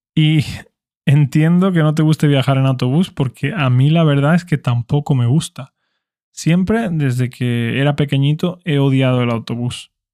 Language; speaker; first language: Spanish; native; Spanish